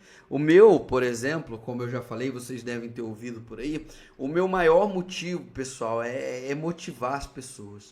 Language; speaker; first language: Portuguese; native; Portuguese